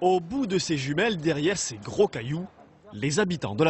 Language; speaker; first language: French; native; French